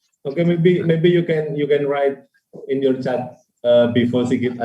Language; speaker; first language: English; non-native, fluent; Indonesian